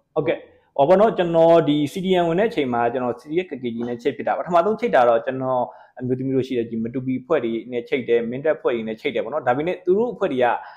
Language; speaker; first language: Burmese; native; Burmese